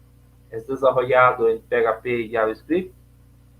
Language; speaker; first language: Spanish; non-native, learner; Portuguese